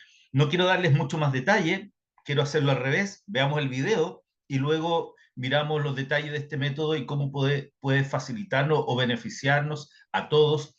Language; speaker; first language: Spanish; native; Spanish